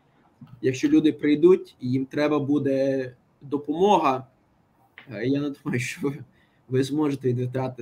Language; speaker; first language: Ukrainian; early bilingual, heritage; Ukrainian